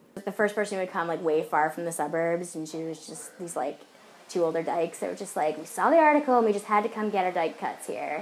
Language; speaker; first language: English; native; English